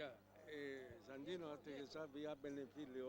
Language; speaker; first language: German; non-native, local second language; Italian